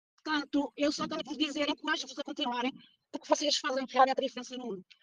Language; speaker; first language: Portuguese; native; Portuguese